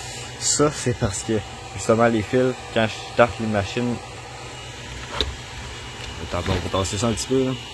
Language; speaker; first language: French; native; French